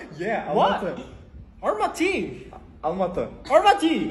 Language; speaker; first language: English; non-native, learner; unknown